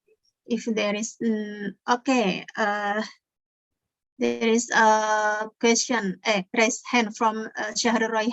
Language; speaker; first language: English; non-native, learner; Indonesian